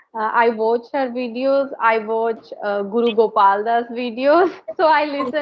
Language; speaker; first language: English; non-native, learner; Hindi